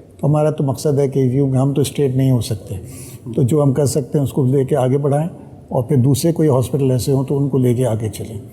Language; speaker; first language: Urdu; native; Urdu